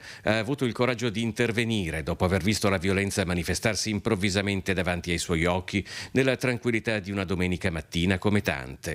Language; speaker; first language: Italian; native; Italian